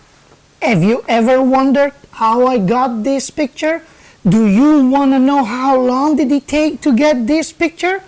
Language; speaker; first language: English; non-native, fluent; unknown